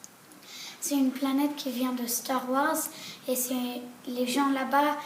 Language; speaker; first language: French; early bilingual, heritage; French